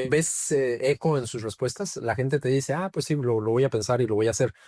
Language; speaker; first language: Spanish; native; Spanish